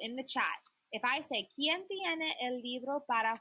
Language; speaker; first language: Spanish; non-native, learner; English